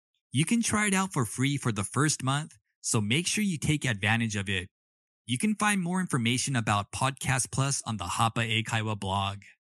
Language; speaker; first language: English; early bilingual, other home language; Japanese